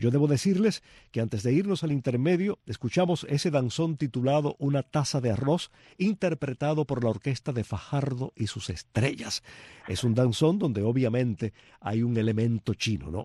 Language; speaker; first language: Spanish; native; Spanish